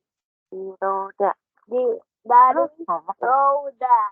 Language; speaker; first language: Indonesian; non-native, learner; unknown